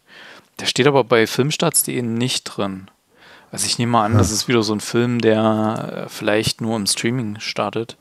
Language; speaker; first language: German; native; German